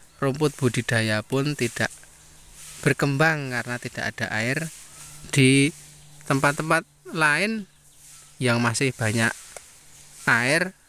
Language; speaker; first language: Indonesian; non-native, local second language; Javanese